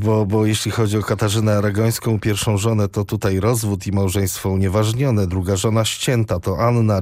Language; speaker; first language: Polish; native; Polish